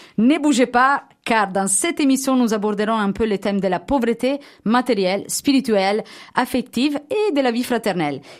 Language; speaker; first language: French; non-native, fluent; Italian